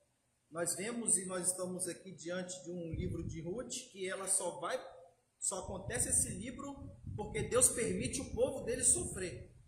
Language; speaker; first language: Portuguese; native; Portuguese